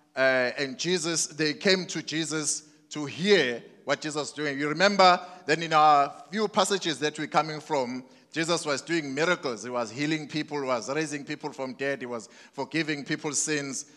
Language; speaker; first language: English; non-native, local second language; Zulu